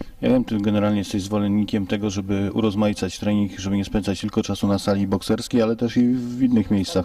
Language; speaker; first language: Polish; native; Polish